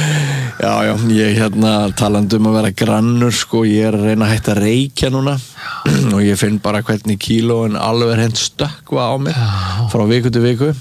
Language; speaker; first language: Icelandic; native; Icelandic